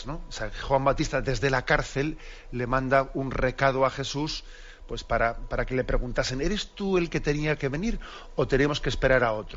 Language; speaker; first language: Spanish; native; Spanish